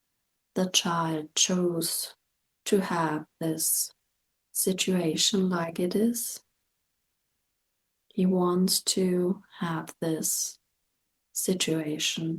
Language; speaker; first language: English; non-native, fluent; German